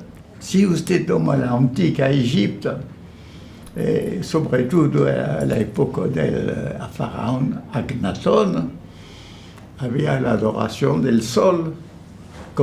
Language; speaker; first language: Spanish; non-native, fluent; French